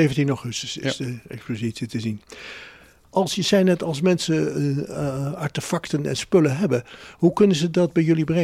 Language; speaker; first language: Dutch; native; Dutch